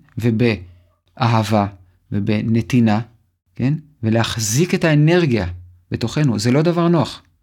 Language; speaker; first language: Hebrew; native; Hebrew